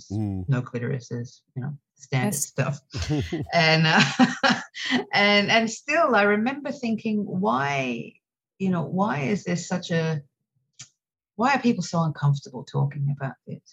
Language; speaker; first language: English; native; English